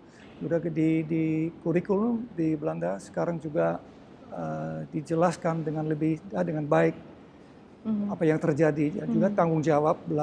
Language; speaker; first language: Indonesian; early bilingual, heritage; Dutch